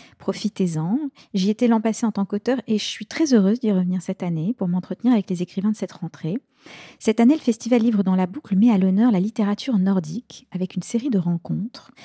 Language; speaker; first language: French; native; French